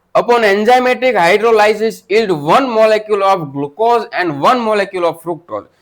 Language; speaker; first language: English; non-native, local second language; Gujarati